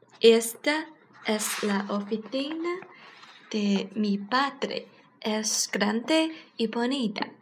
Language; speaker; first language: Spanish; non-native, learner; Chinese